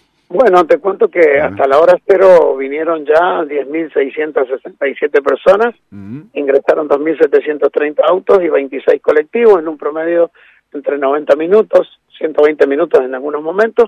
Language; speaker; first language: Spanish; native; Spanish